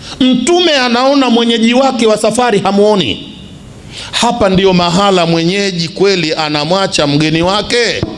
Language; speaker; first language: Swahili; native; Swahili